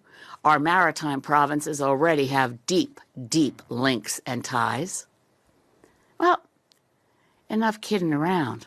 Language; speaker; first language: English; native; English